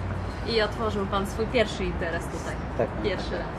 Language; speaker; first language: Polish; native; Polish